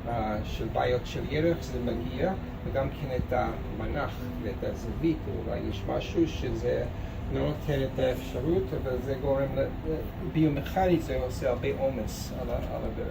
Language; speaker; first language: Hebrew; non-native, fluent; English